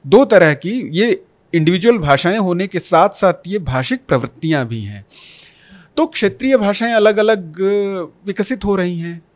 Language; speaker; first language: Hindi; non-native, local second language; Bhojpuri